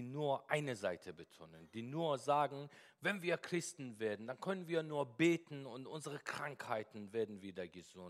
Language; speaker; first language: German; non-native, fluent; Persian